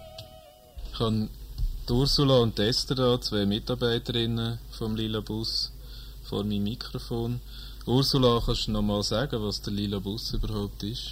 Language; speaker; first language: German; native; German